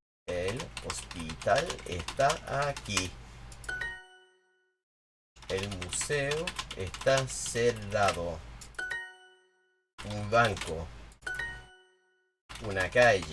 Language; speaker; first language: Spanish; non-native, learner; English